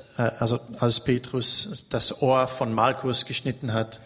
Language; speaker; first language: German; non-native, learner; English